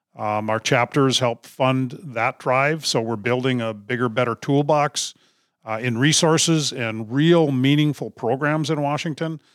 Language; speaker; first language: English; native; English